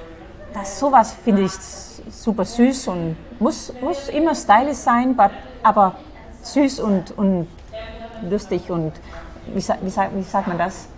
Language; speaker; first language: German; non-native, fluent; Danish